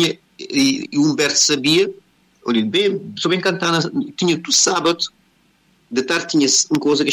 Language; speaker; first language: Portuguese; non-native, local second language; Kabuverdianu